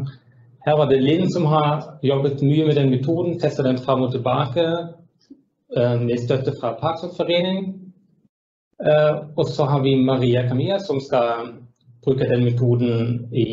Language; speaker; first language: Norwegian; non-native, fluent; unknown